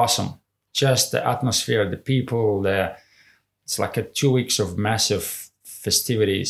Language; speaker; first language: English; non-native, fluent; Latvian